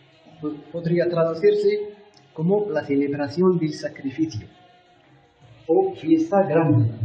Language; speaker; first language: Spanish; non-native, learner; Arabic